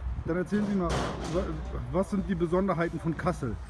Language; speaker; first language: German; non-native, fluent; Urdu